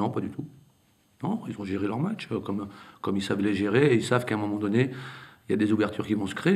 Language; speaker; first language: French; native; French